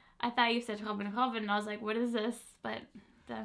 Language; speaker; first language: English; native; English